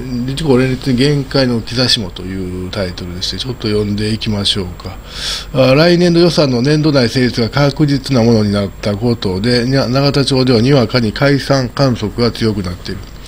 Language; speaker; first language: Japanese; native; Japanese